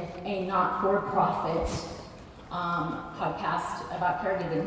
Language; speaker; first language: English; native; English